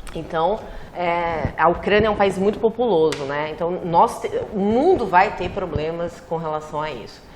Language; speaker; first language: Portuguese; native; Portuguese